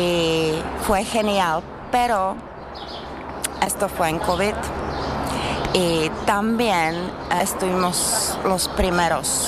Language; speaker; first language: Spanish; non-native, fluent; Czech